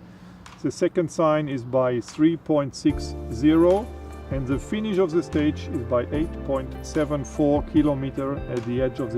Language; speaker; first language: English; non-native, fluent; German